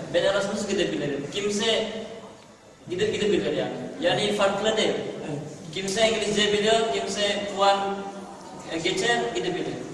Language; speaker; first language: Turkish; non-native, learner; Indonesian